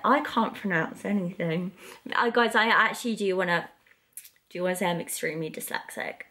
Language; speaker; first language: English; native; English